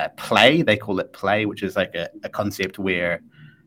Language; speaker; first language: English; native; English